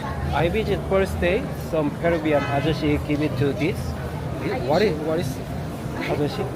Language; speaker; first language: English; non-native, learner; Korean